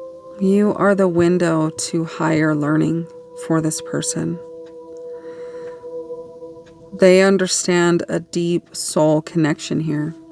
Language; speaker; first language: English; native; English